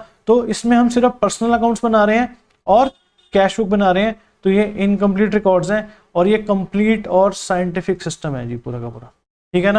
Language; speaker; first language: Hindi; native; Hindi